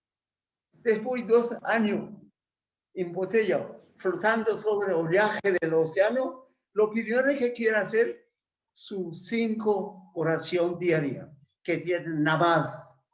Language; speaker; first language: Spanish; non-native, learner; Persian